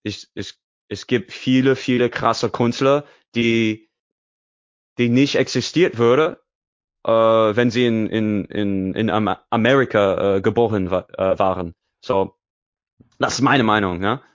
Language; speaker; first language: German; non-native, learner; English